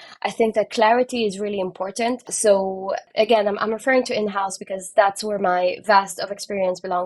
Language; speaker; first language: English; non-native, fluent; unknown